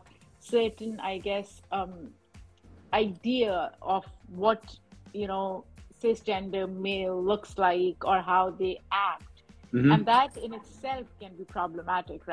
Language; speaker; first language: English; non-native, local second language; Urdu